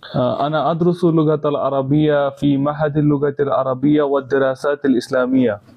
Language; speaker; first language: Arabic; non-native, learner; Kashmiri